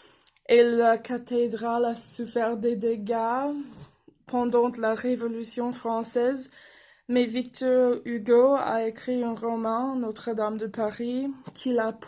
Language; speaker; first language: French; non-native, fluent; English